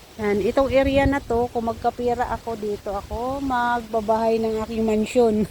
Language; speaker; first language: Filipino; non-native, local second language; Cebuano